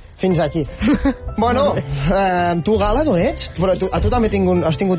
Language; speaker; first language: Catalan; native; Catalan